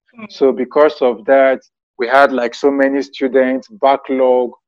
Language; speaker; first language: English; non-native, local second language; Yoruba